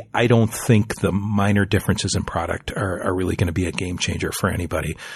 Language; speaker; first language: English; native; English